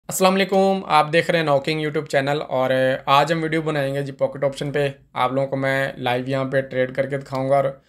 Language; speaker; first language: Urdu; non-native, local second language; Punjabi